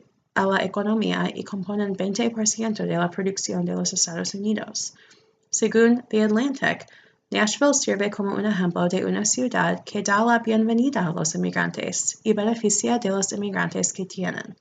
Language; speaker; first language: Spanish; non-native, fluent; English